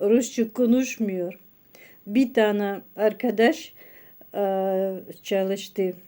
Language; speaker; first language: Turkish; non-native, learner; Russian